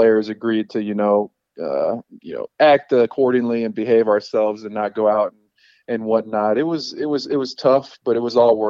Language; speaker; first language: English; native; English